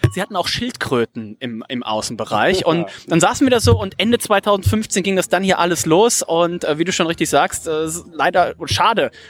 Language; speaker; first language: German; native; German